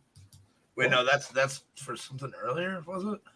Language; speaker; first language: English; native; English